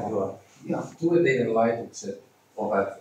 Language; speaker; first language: Finnish; non-native, learner; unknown